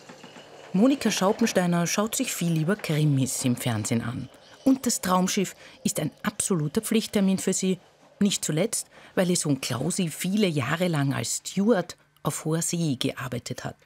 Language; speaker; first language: German; native; German